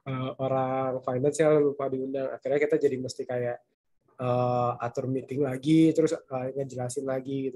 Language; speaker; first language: Indonesian; native; Indonesian